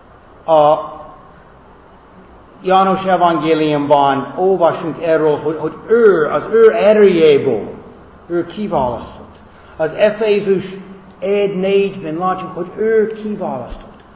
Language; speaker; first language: Hungarian; non-native, fluent; English